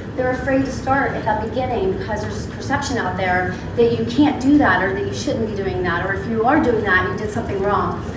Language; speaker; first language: English; native; English